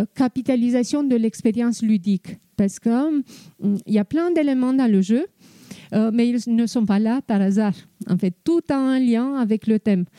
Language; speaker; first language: French; non-native, fluent; Romanian